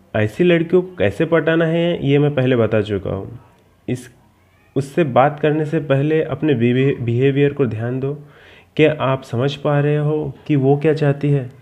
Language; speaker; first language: Hindi; native; Hindi